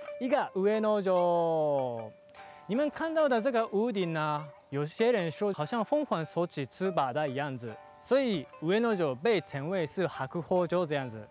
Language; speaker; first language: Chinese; non-native, fluent; Japanese